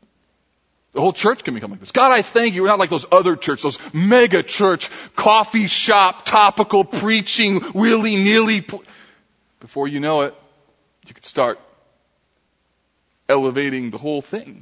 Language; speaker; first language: English; native; English